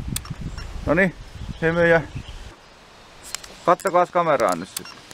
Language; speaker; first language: Finnish; native; Finnish